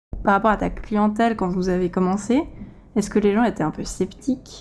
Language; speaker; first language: French; native; French